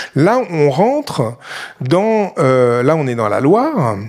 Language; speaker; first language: French; native; French